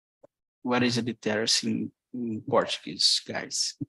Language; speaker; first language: English; non-native, fluent; Portuguese